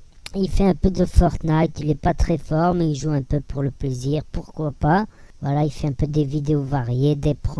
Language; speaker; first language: French; native; French